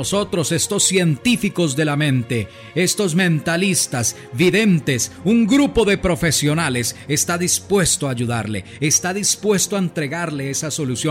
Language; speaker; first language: Spanish; native; Spanish